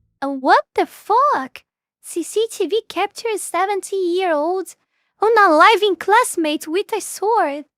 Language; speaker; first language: English; non-native, fluent; Portuguese